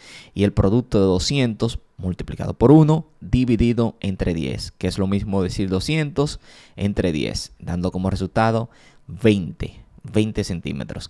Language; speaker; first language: Spanish; native; Spanish